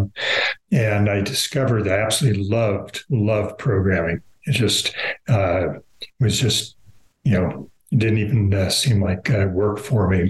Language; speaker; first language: English; native; English